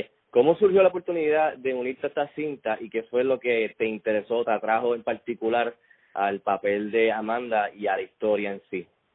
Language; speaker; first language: Spanish; native; Spanish